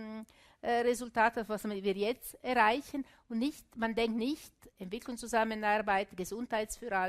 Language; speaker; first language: German; non-native, local second language; Italian